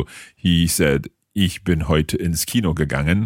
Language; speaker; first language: German; non-native, fluent; English